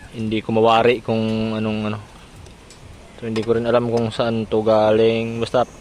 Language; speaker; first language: Filipino; non-native, local second language; Bikol